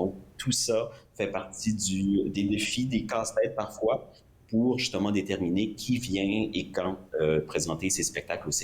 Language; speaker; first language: French; native; French